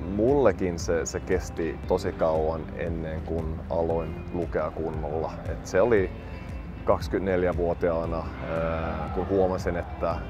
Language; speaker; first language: Finnish; non-native, local second language; Swedish